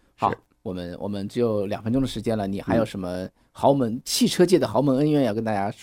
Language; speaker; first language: Chinese; native; Chinese